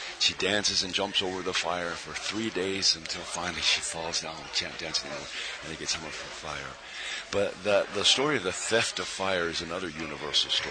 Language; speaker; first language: English; native; English